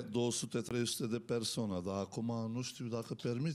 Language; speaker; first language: Romanian; non-native, learner; Turkish